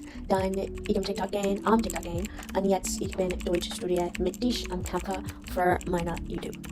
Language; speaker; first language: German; non-native, learner; English